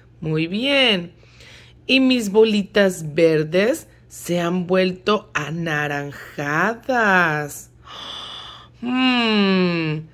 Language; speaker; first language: Spanish; early bilingual, heritage; Spanish